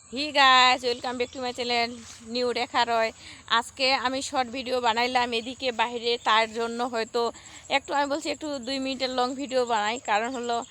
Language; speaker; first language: Bangla; non-native, local second language; Rangpuri